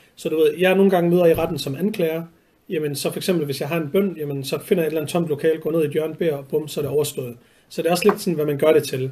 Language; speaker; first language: Danish; early bilingual, other home language; Arabic